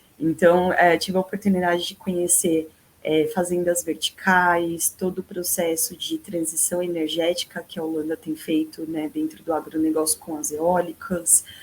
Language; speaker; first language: Portuguese; native; Portuguese